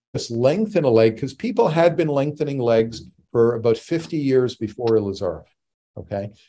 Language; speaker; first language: English; native; English